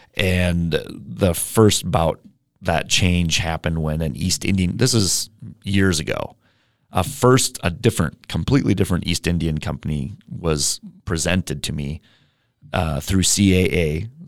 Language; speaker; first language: English; native; English